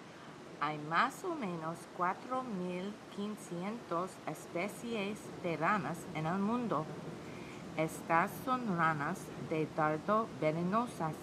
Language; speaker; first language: Spanish; non-native, learner; English